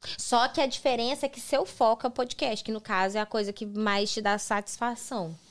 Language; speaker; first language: Portuguese; native; Portuguese